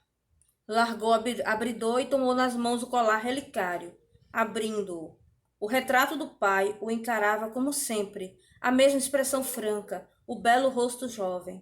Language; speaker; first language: Portuguese; native; Portuguese